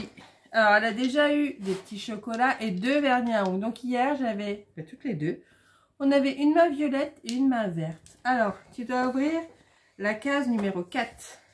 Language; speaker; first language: French; native; French